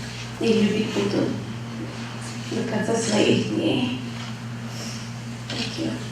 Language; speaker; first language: Russian; early bilingual, heritage; Russian